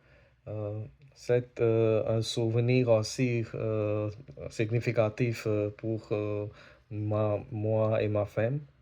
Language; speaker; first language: French; non-native, learner; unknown